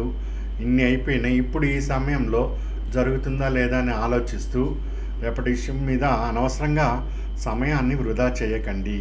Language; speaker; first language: Telugu; native; Telugu